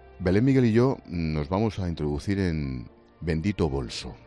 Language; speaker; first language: Spanish; native; Spanish